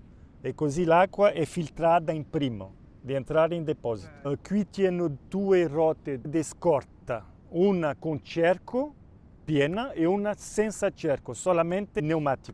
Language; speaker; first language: Italian; non-native, local second language; Spanish